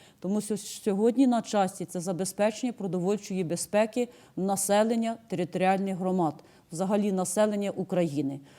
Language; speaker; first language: Ukrainian; native; Ukrainian